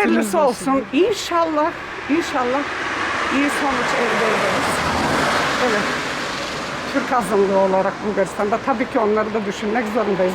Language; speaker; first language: Turkish; early bilingual, heritage; Turkish